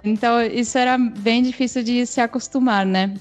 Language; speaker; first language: Portuguese; non-native, fluent; Czech